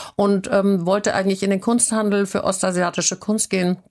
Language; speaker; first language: German; native; German